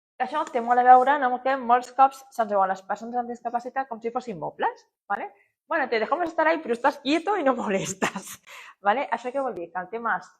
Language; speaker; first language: Catalan; non-native, local second language; Spanish